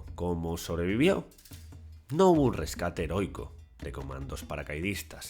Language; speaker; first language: Spanish; native; Spanish